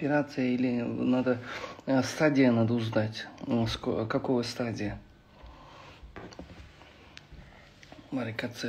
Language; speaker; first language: Russian; non-native, local second language; Uzbek